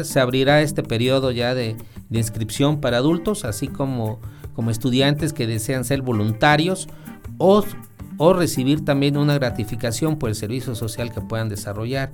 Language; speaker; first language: Spanish; native; Spanish